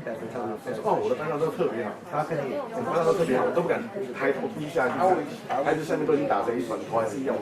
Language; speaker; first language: Chinese; native; Chinese